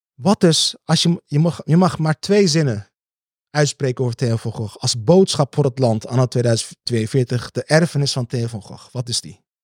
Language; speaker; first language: Dutch; early bilingual, other home language; Turkish